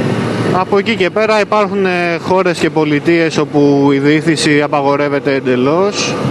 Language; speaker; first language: Greek; native; Greek